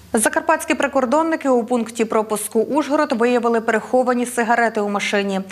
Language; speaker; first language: Ukrainian; native; Ukrainian